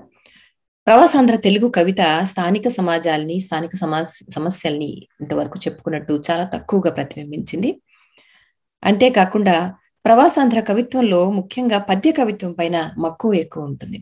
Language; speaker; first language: Telugu; native; Telugu